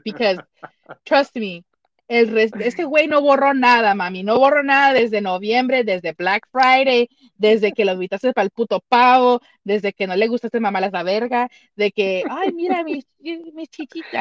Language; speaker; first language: Spanish; early bilingual, heritage; Spanish